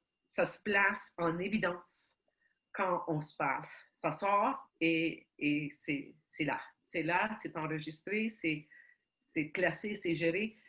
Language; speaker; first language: French; early bilingual, heritage; Ukrainian